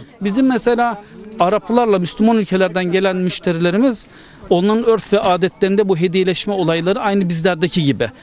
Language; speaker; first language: Turkish; native; Turkish